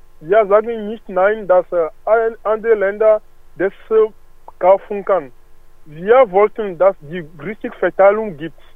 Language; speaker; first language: German; non-native, learner; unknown